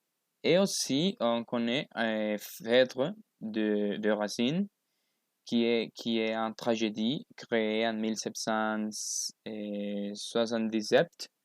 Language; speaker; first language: French; non-native, learner; Spanish